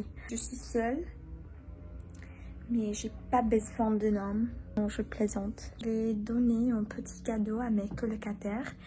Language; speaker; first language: French; non-native, learner; Spanish